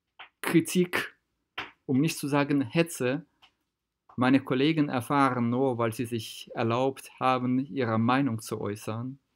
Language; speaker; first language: German; non-native, fluent; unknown